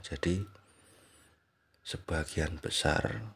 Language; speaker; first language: Indonesian; native; Indonesian